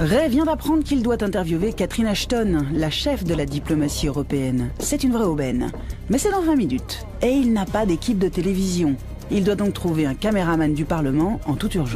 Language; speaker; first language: French; native; French